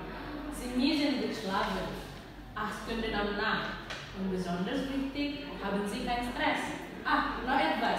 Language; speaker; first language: German; non-native, learner; Indonesian